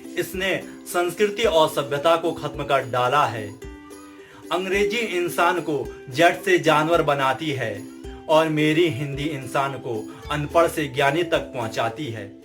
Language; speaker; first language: Hindi; native; Hindi